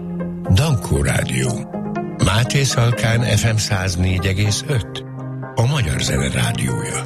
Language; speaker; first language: Hungarian; native; Hungarian